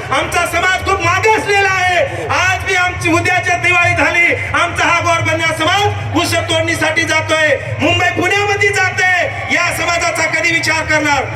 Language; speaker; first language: Marathi; non-native, local second language; Lambadi